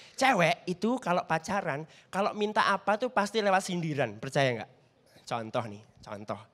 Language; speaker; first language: Indonesian; native; Indonesian